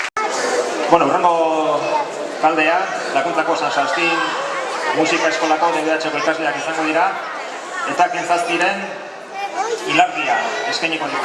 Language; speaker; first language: Basque; native; Basque